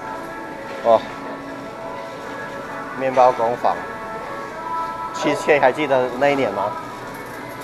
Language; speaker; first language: Chinese; native; Chinese